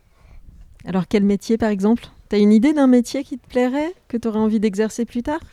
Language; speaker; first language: French; native; French